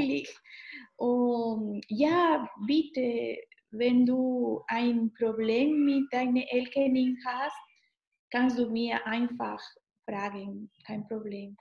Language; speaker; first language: German; non-native, learner; Spanish